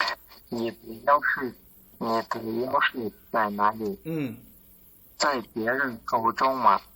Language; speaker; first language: Chinese; non-native, learner; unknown